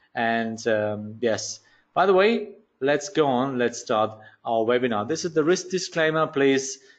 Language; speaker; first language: English; non-native, learner; German